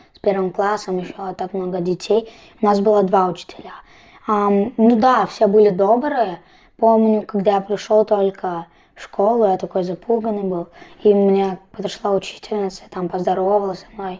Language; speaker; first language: Russian; early bilingual, heritage; Russian